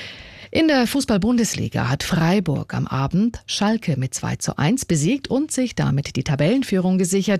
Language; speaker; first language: German; native; German